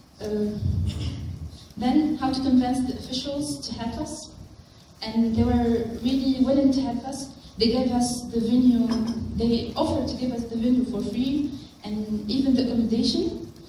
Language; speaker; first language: English; non-native, local second language; Arabic